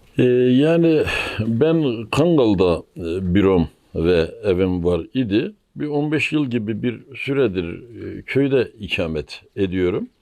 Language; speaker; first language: Turkish; native; Turkish